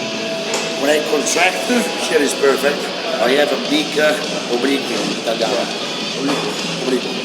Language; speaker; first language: English; non-native, learner; Italian